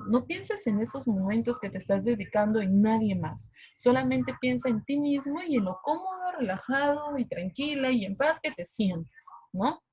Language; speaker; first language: Spanish; native; Spanish